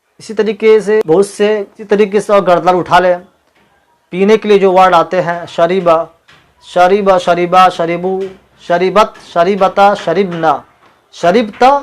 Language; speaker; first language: Urdu; native; Urdu